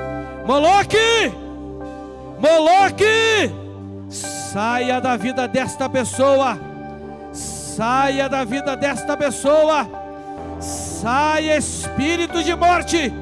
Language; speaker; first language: Portuguese; native; Portuguese